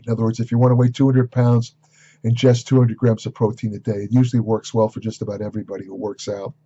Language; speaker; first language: English; native; English